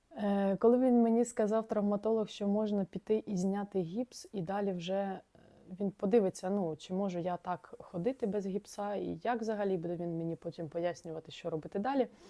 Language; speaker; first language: Ukrainian; non-native, local second language; Russian